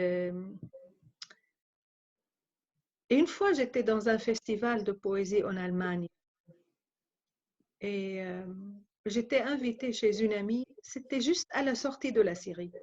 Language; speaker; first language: French; non-native, fluent; Arabic